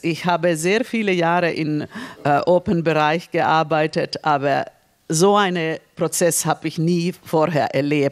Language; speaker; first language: German; non-native, fluent; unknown